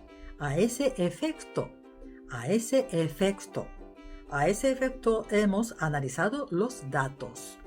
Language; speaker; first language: Spanish; non-native, fluent; Japanese